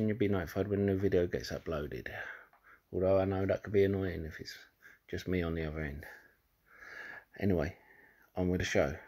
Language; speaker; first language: English; native; English